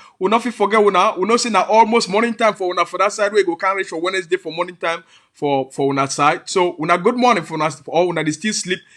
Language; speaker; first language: Nigerian Pidgin; native; Nigerian Pidgin